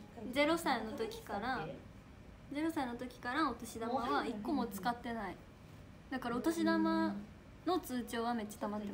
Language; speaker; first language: Japanese; native; Japanese